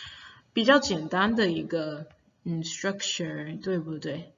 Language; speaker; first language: Chinese; non-native, fluent; English